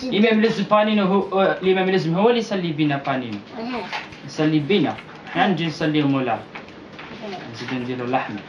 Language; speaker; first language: Arabic; native; Arabic